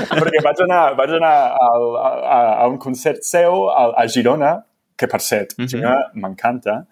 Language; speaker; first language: Catalan; non-native, fluent; English